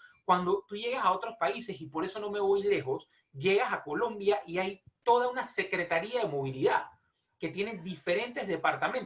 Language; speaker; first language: Spanish; native; Spanish